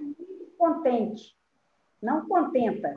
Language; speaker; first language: Spanish; non-native, learner; Portuguese